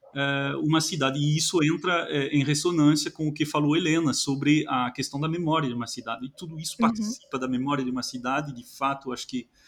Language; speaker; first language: Portuguese; non-native, fluent; French